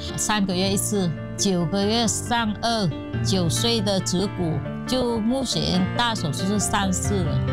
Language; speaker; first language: Chinese; non-native, fluent; Vietnamese